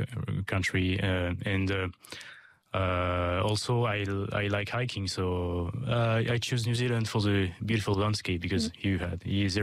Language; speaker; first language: English; non-native, learner; French